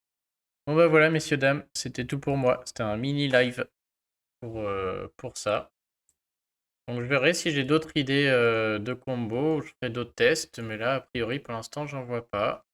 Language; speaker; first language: French; native; French